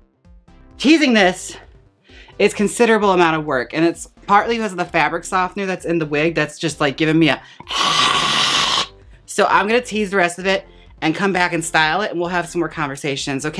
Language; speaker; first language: English; native; English